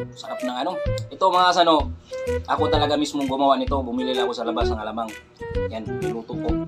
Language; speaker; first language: Filipino; non-native, local second language; Cebuano